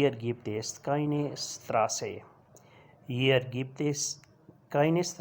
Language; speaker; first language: German; non-native, learner; Urdu